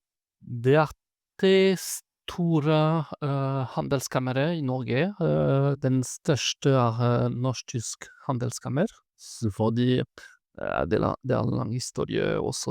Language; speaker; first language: Norwegian; non-native, fluent; French